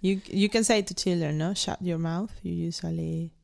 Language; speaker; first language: English; non-native, fluent; Spanish